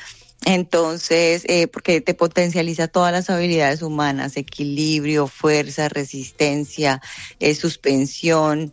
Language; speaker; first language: Spanish; native; Spanish